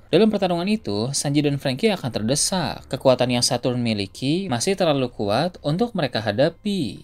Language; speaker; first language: Indonesian; native; Indonesian